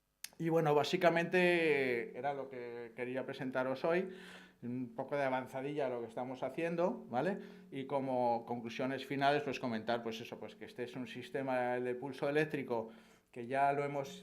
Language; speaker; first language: Spanish; native; Spanish